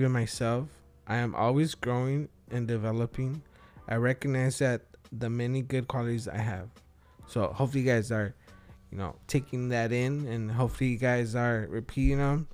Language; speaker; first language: English; early bilingual, other home language; Spanish